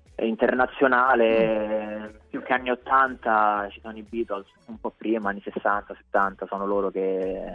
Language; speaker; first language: Italian; native; Italian